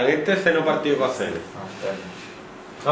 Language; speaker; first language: Spanish; native; Spanish